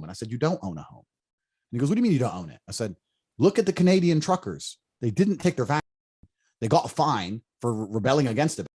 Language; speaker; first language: English; native; English